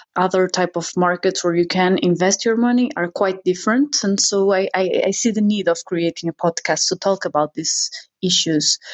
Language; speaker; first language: English; non-native, fluent; Portuguese